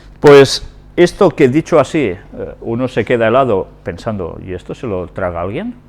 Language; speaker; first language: Spanish; non-native, local second language; Catalan